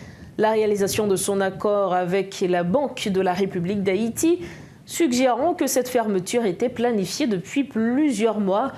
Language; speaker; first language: French; non-native, local second language; Haitian Creole